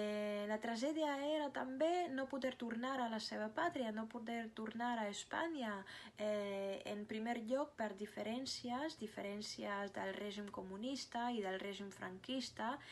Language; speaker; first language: Catalan; non-native, fluent; Russian